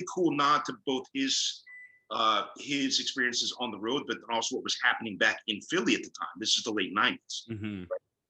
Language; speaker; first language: English; native; English